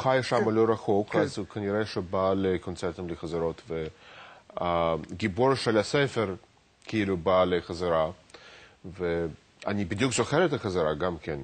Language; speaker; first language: Hebrew; non-native, fluent; Russian